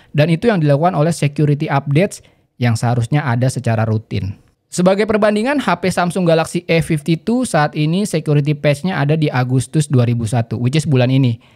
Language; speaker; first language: Indonesian; native; Indonesian